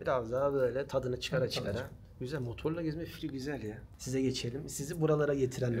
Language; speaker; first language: Turkish; native; Turkish